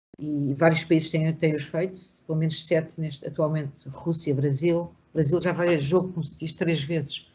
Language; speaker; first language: Portuguese; native; Portuguese